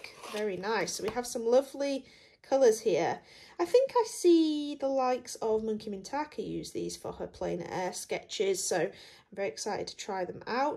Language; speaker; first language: English; native; English